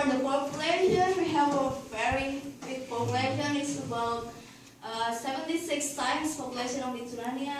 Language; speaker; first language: English; non-native, learner; Indonesian